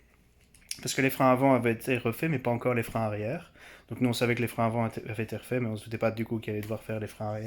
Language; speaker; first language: French; native; French